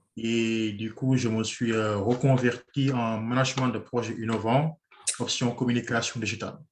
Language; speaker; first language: French; non-native, local second language; Wolof